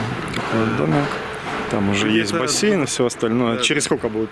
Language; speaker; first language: Russian; native; Russian